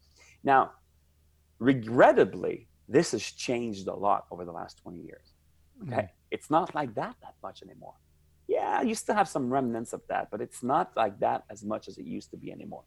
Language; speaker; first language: English; native; English